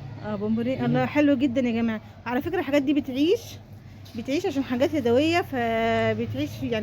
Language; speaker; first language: Arabic; native; Arabic